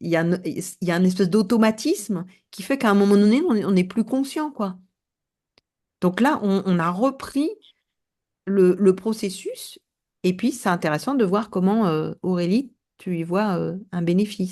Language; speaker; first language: French; native; French